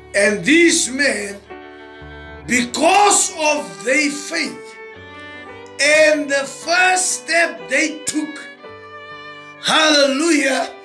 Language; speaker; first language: English; non-native, local second language; Afrikaans